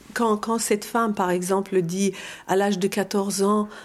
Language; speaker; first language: French; non-native, fluent; Persian